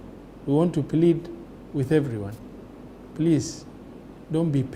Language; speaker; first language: English; non-native, local second language; Somali